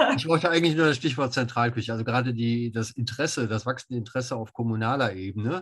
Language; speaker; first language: German; native; German